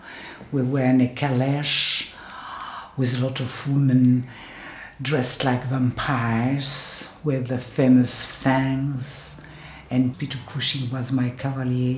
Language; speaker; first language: English; non-native, learner; French